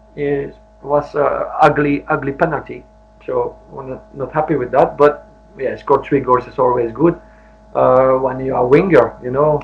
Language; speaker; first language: English; non-native, learner; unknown